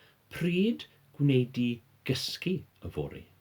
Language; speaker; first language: Welsh; non-native, fluent; English